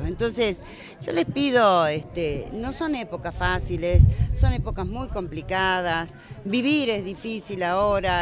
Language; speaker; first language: Spanish; native; Spanish